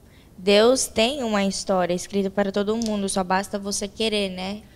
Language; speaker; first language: Portuguese; early bilingual, heritage; Portuguese